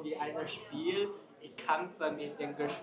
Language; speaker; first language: German; non-native, learner; Chinese